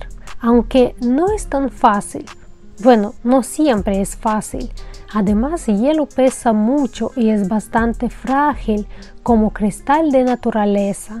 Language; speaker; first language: Spanish; non-native, fluent; Russian